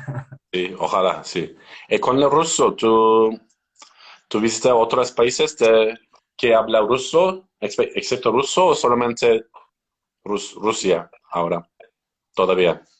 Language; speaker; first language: Spanish; non-native, learner; Turkish